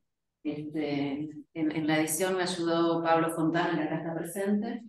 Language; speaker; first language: Spanish; native; Spanish